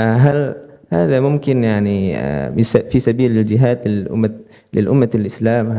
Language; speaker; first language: Arabic; non-native, learner; Indonesian